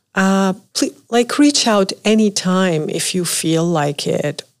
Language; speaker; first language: English; non-native, fluent; Arabic